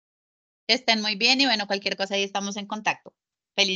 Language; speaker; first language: Spanish; native; Spanish